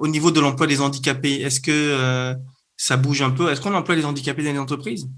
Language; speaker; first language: French; native; French